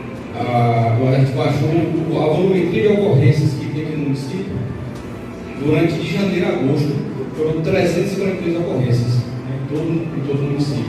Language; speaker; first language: Portuguese; native; Portuguese